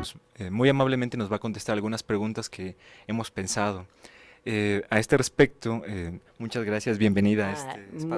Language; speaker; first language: Spanish; native; Spanish